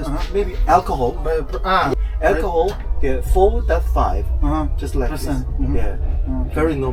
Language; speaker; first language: English; non-native, learner; Korean